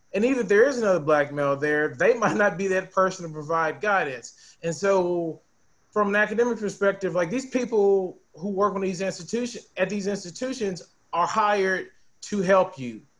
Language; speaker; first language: English; native; English